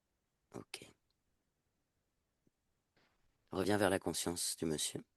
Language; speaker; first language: French; native; French